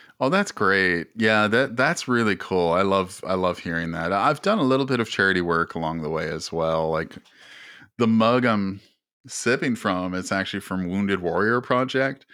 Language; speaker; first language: English; native; English